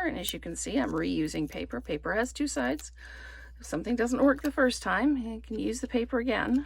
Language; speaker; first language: English; native; English